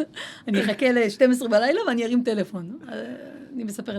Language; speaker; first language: Hebrew; native; Hebrew